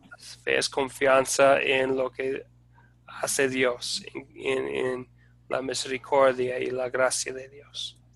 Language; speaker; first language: Spanish; non-native, fluent; English